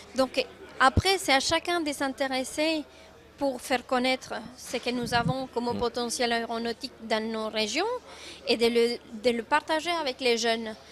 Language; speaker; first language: French; non-native, fluent; Spanish